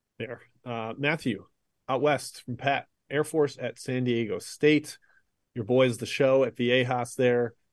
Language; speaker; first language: English; native; English